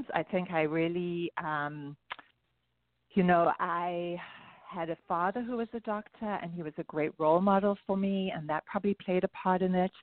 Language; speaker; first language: English; native; English